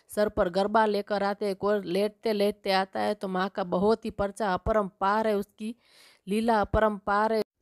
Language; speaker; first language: Hindi; non-native, local second language; Gujarati